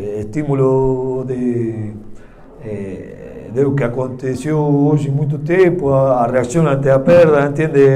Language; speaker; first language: Portuguese; non-native, learner; Spanish